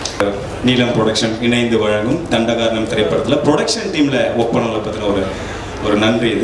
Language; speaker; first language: Tamil; native; Tamil